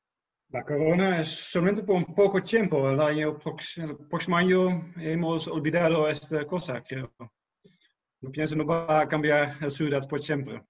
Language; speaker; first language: Spanish; non-native, learner; Dutch